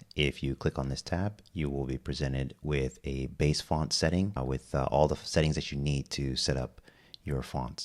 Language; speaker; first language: English; native; English